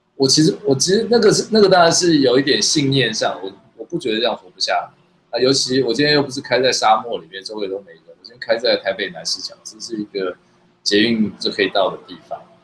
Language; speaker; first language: Chinese; native; Chinese